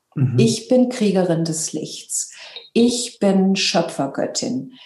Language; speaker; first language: German; native; German